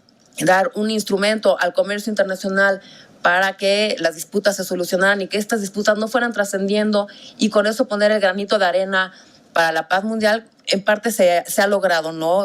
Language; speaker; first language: Spanish; native; Spanish